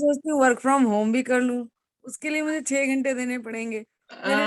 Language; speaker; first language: Hindi; native; Hindi